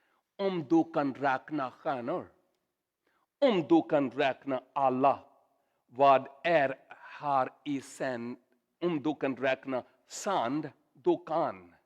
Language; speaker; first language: Swedish; non-native, learner; Urdu